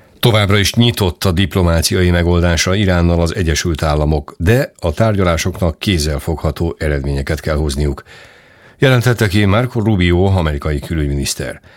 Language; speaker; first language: Hungarian; native; Hungarian